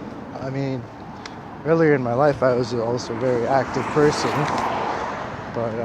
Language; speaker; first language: English; native; English